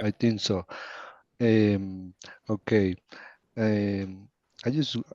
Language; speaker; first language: English; non-native, learner; Spanish